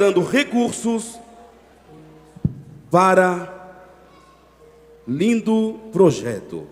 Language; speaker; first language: Portuguese; native; Portuguese